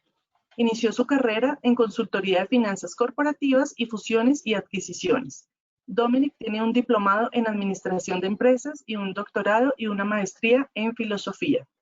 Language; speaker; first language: Spanish; native; Spanish